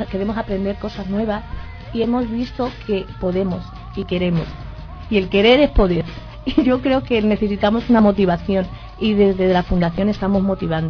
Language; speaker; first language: Spanish; native; Spanish